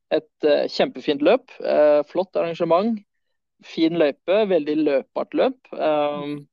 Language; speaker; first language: Norwegian; early bilingual, other home language; Swedish